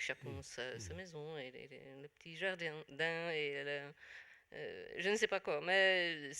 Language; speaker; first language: French; non-native, fluent; Dutch